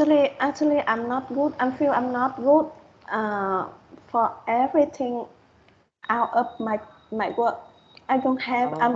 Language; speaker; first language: English; non-native, learner; Vietnamese